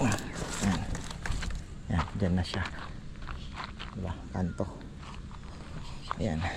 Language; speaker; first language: Filipino; native; Filipino